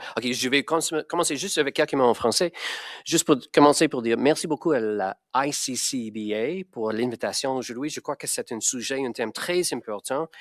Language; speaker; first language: French; non-native, learner; English